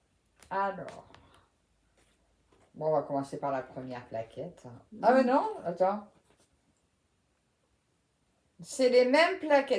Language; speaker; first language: French; native; French